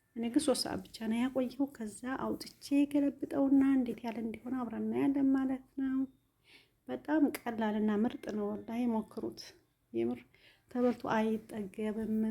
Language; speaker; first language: Amharic; native; Amharic